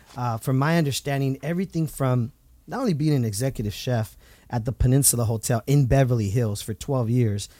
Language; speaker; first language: English; native; English